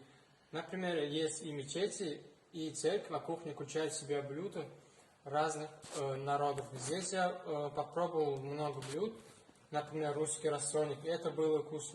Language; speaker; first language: Russian; non-native, fluent; Turkmen